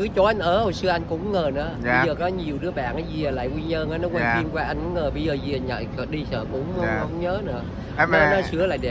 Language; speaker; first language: Vietnamese; native; Vietnamese